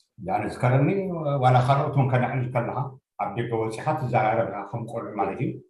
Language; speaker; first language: Tigrinya; native; Tigrinya